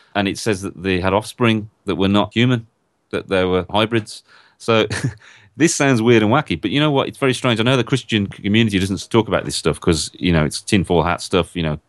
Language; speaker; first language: English; native; English